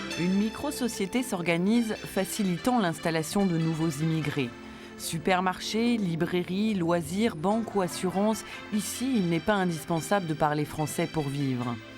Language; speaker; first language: French; native; French